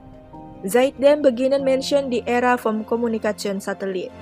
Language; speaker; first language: German; non-native, fluent; Indonesian